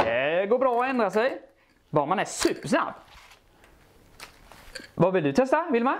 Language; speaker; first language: Swedish; native; Swedish